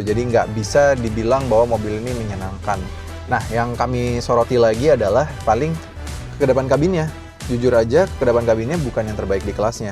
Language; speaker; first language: Indonesian; native; Indonesian